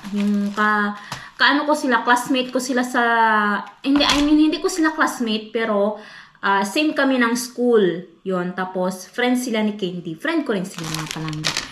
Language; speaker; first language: Filipino; non-native, local second language; Hiligaynon